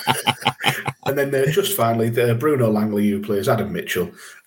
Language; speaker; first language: English; native; English